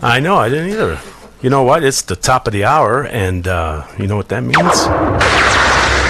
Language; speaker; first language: English; native; English